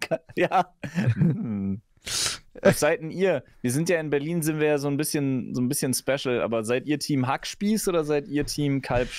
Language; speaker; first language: German; native; German